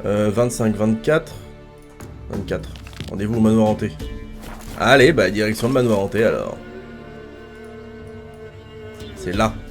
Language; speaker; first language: French; native; French